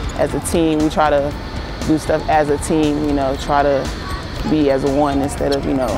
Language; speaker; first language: English; native; English